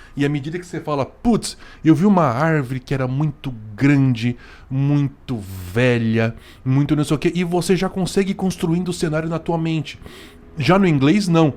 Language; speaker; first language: Portuguese; native; Portuguese